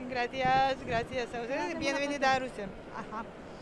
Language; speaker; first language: Spanish; non-native, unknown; Russian